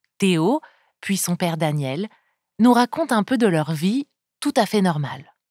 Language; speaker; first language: French; native; French